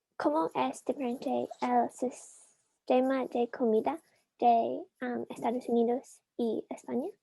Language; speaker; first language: Spanish; non-native, learner; English